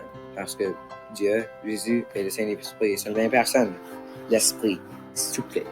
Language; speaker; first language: French; non-native, local second language; English